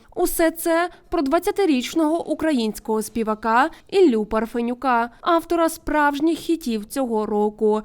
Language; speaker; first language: Ukrainian; native; Ukrainian